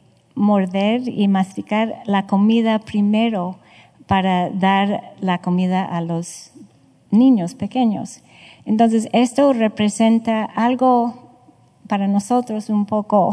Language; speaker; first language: Spanish; non-native, fluent; English